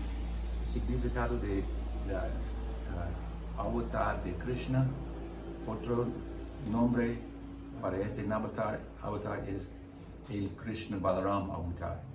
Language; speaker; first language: Spanish; non-native, learner; English